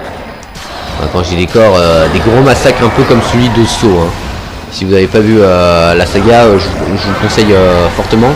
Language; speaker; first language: French; native; French